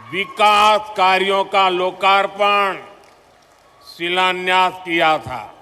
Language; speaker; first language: Hindi; non-native, local second language; Gujarati